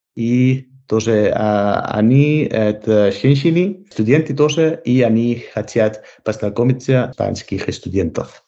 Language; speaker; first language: Russian; non-native, learner; Spanish